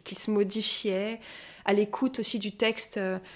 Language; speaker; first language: French; native; French